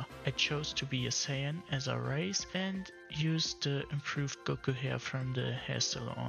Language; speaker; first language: English; non-native, fluent; German